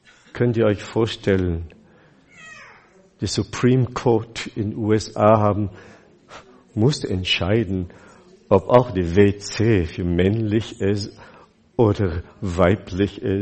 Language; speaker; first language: German; non-native, fluent; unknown